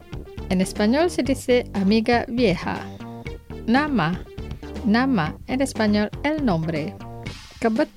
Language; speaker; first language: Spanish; non-native, fluent; Indonesian